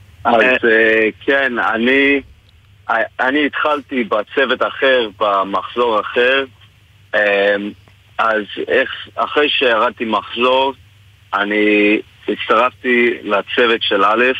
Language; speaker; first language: Hebrew; non-native, fluent; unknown